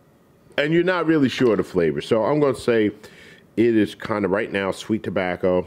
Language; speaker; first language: English; native; English